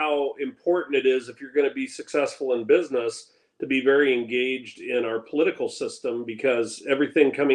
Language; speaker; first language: English; native; English